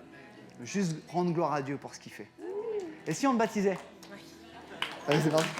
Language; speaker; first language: French; native; French